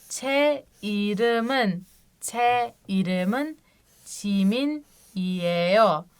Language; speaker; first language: Korean; non-native, fluent; Turkish